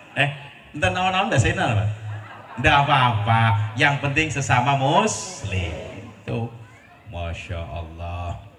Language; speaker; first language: Indonesian; non-native, local second language; Javanese